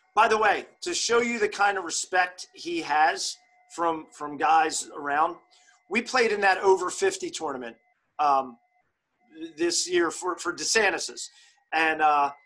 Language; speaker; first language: English; early bilingual, other home language; German